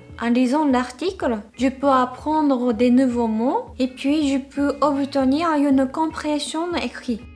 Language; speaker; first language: French; non-native, fluent; Japanese